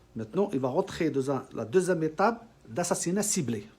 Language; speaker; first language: French; non-native, local second language; Arabic